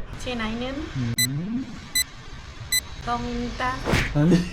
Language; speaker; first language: Korean; non-native, learner; Lao